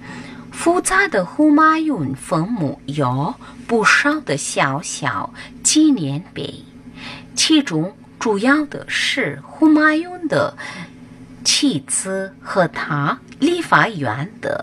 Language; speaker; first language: Chinese; non-native, fluent; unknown